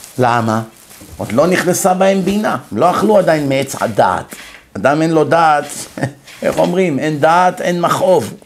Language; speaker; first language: Hebrew; native; Hebrew